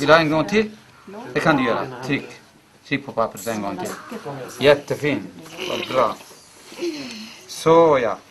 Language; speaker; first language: Swedish; non-native, fluent; Kurdish